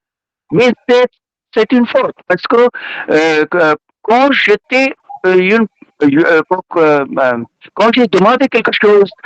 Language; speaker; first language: French; non-native, learner; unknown